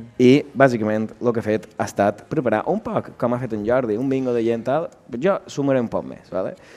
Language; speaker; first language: Catalan; native; Catalan